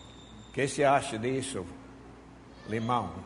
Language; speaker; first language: Portuguese; non-native, fluent; Spanish